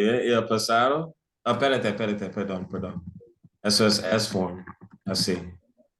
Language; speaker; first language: Spanish; non-native, fluent; English